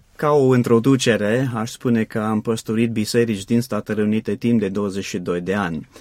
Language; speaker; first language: Romanian; non-native, fluent; English